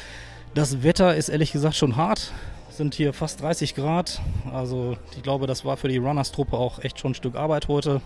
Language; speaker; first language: German; native; German